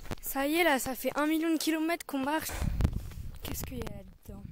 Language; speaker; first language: French; native; French